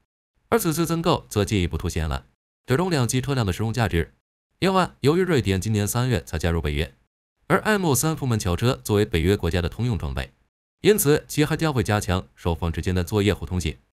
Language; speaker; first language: Chinese; native; Chinese